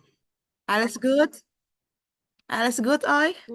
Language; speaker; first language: German; non-native, learner; Indonesian